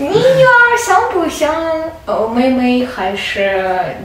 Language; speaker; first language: Chinese; non-native, learner; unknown